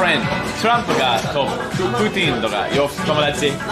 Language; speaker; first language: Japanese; non-native, learner; English